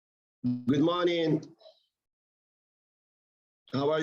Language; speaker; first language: English; non-native, fluent; Arabic